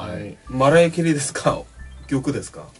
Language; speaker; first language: Japanese; non-native, learner; Korean